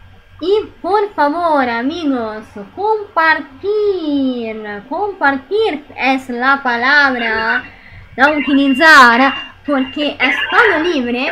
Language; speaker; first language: Spanish; non-native, learner; Italian